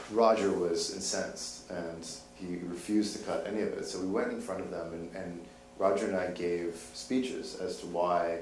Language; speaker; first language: English; native; English